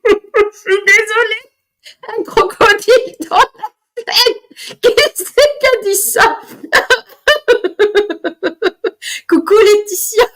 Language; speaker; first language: French; native; French